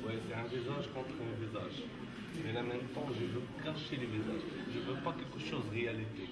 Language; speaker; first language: French; non-native, local second language; Arabic